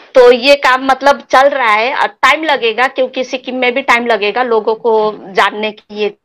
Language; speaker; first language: Hindi; non-native, local second language; Nepali